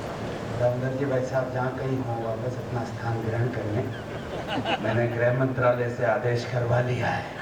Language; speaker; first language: Hindi; native; Hindi